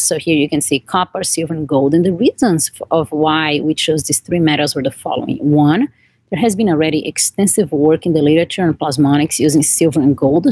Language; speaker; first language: English; non-native, fluent; Portuguese